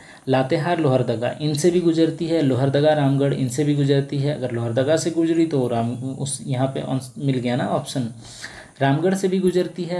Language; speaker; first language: Hindi; native; Hindi